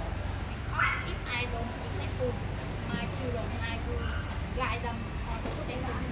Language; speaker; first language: English; non-native, local second language; Vietnamese